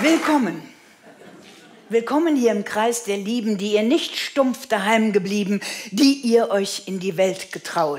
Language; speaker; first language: German; native; German